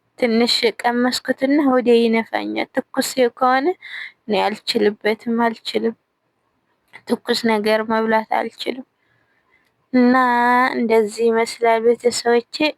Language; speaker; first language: Amharic; non-native, local second language; Tigrinya